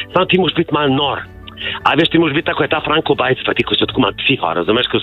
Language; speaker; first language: Slovenian; native; Slovenian